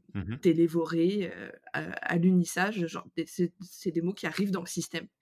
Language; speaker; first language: French; native; French